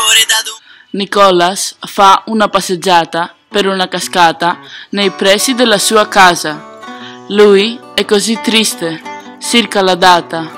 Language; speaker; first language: Italian; non-native, learner; English